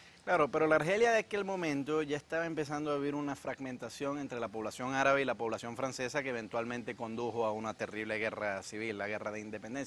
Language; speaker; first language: Spanish; native; Spanish